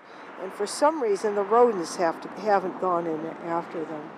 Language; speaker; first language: English; native; English